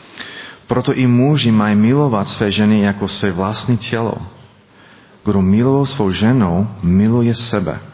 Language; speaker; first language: Czech; non-native, learner; English